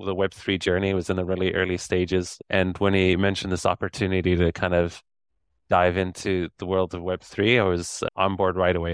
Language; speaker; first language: English; native; English